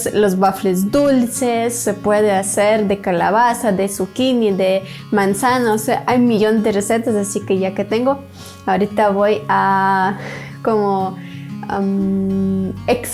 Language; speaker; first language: Spanish; non-native, fluent; Ukrainian